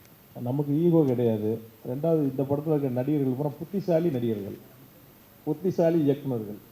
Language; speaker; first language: Tamil; native; Tamil